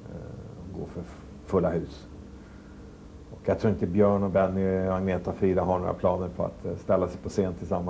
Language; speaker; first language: Swedish; native; Swedish